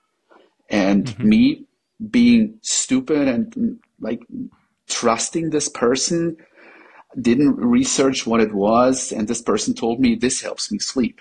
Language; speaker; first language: English; non-native, fluent; German